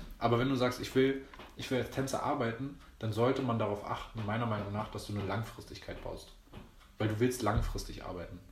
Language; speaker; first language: German; early bilingual, other home language; Greek